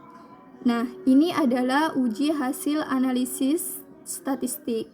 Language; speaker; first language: Indonesian; native; Indonesian